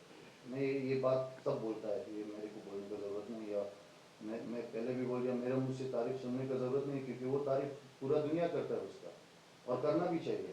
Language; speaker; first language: Hindi; non-native, fluent; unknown